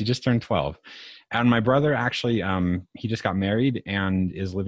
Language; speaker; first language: English; native; English